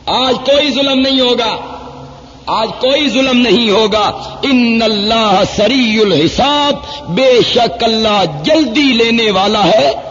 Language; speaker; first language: Urdu; non-native, local second language; Punjabi